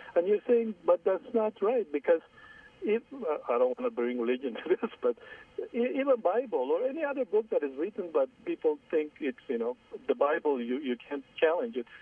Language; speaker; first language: English; non-native, fluent; Armenian